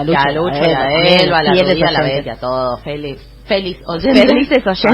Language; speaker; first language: Spanish; native; Spanish